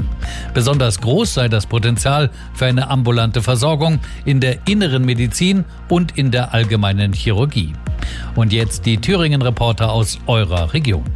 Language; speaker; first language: German; native; German